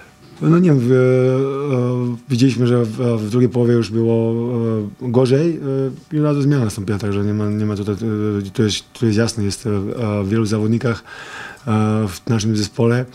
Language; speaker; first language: Polish; non-native, fluent; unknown